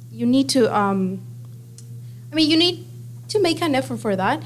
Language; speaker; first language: English; non-native, fluent; Spanish